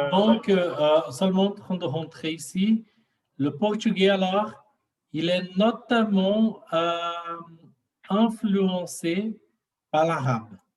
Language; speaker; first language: French; non-native, learner; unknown